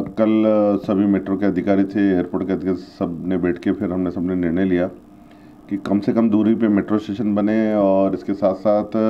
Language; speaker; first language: Hindi; native; Hindi